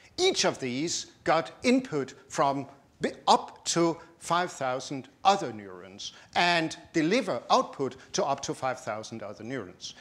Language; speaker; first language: English; non-native, fluent; Danish